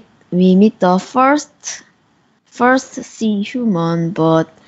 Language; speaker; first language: English; non-native, learner; Korean